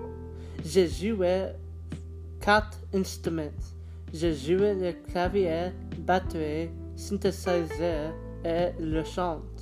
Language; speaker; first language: French; non-native, learner; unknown